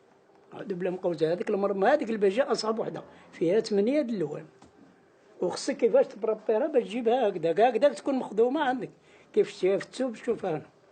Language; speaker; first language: Arabic; native; Arabic